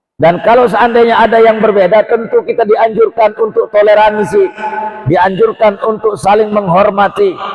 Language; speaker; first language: Malay; non-native, local second language; Sasak